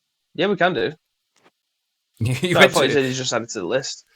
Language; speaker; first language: English; native; English